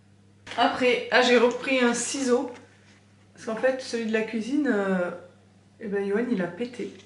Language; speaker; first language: French; native; French